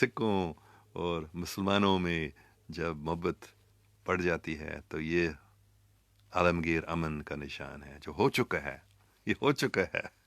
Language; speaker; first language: Hindi; non-native, local second language; English